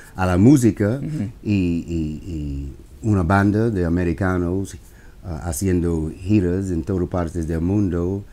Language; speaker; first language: Spanish; non-native, learner; English